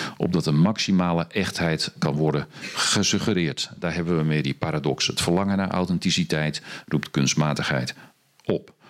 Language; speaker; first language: Dutch; native; Dutch